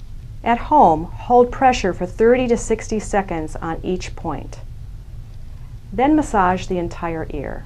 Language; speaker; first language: English; native; English